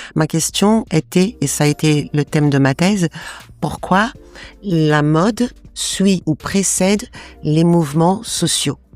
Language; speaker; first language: French; non-native, fluent; Portuguese